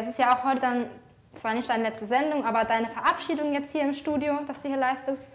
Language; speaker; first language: German; native; German